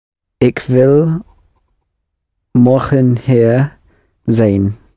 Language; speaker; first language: Dutch; non-native, learner; English